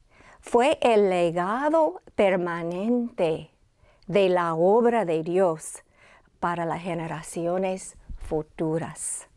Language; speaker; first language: Spanish; non-native, fluent; English